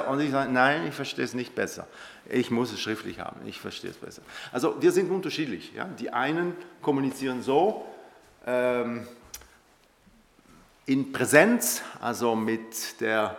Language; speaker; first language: German; non-native, local second language; French